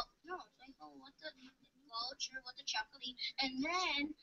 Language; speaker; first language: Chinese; non-native, learner; English